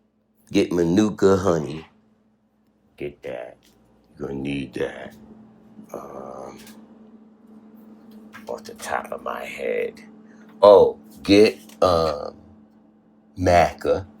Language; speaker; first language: English; native; English